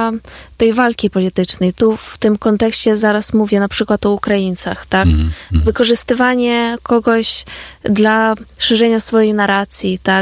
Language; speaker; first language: Polish; non-native, fluent; Ukrainian